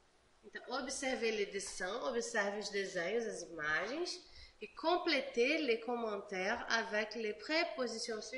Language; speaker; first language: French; non-native, fluent; Portuguese